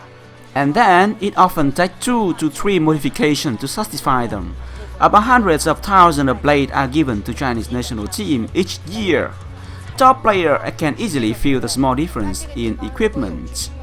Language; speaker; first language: English; non-native, fluent; Vietnamese